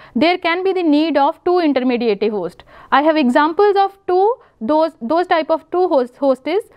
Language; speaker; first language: English; non-native, local second language; Punjabi